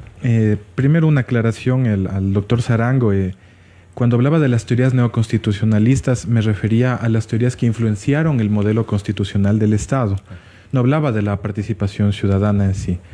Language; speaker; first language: Spanish; native; Spanish